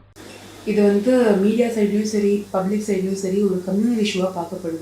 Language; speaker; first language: Tamil; native; Tamil